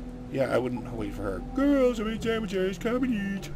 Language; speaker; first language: English; native; English